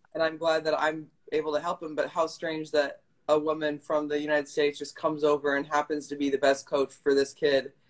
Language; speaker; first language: English; native; English